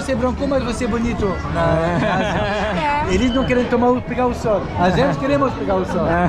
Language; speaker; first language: Portuguese; non-native, learner; French